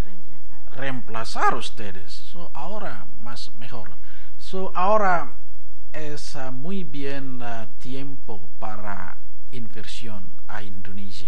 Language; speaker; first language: Spanish; non-native, learner; Indonesian